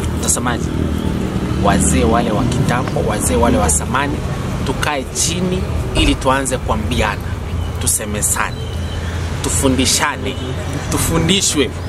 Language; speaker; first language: Swahili; native; Swahili